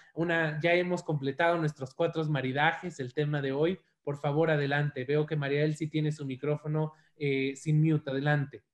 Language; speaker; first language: Spanish; native; Spanish